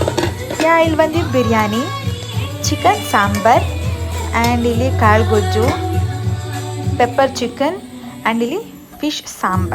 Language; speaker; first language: Kannada; native; Kannada